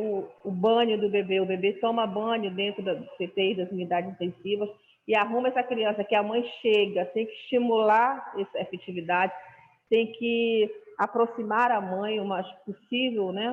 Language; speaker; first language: Portuguese; native; Portuguese